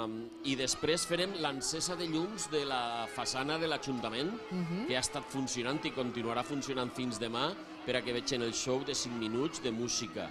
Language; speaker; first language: Catalan; native; Catalan